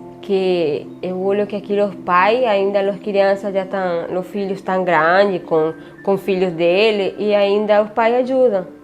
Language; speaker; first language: Portuguese; non-native, learner; Spanish